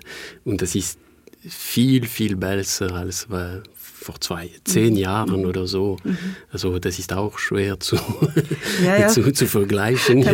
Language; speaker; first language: German; non-native, fluent; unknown